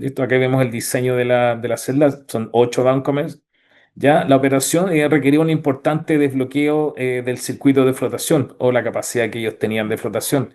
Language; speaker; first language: Spanish; native; Spanish